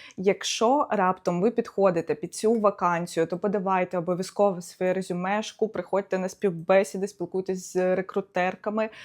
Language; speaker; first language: Ukrainian; non-native, local second language; Russian